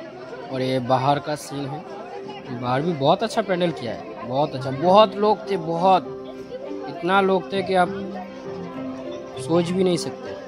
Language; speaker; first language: Hindi; non-native, local second language; Bangla